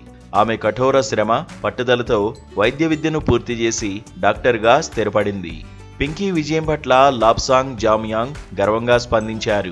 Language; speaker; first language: Telugu; native; Telugu